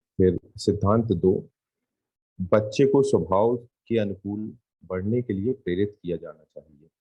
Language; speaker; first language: Hindi; native; Hindi